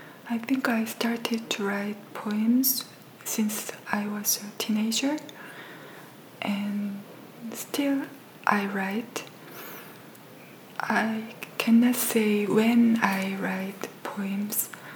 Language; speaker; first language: English; non-native, fluent; Korean